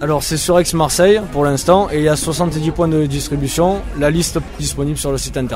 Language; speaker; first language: French; native; French